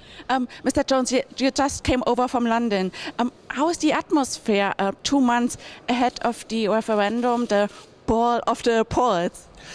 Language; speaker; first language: English; non-native, fluent; German